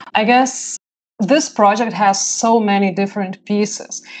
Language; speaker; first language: English; non-native, fluent; Lithuanian